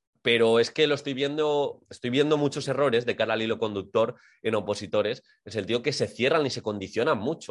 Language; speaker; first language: Spanish; native; Spanish